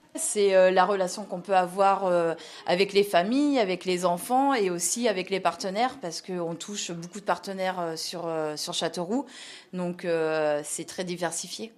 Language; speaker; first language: French; native; French